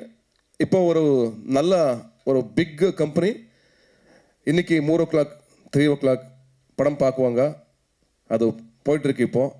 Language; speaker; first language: Tamil; non-native, local second language; Kannada